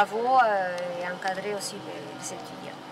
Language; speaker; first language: French; non-native, fluent; Spanish